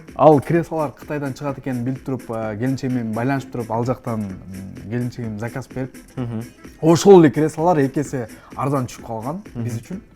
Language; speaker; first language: Kyrgyz; native; Kyrgyz